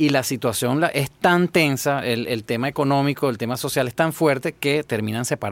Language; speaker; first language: Spanish; native; Spanish